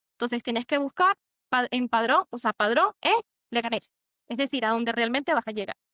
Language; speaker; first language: Spanish; native; Spanish